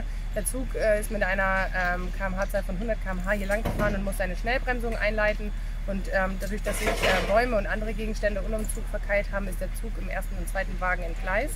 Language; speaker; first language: German; native; German